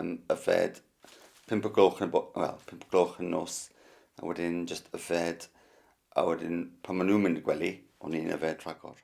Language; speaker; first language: Welsh; non-native, learner; English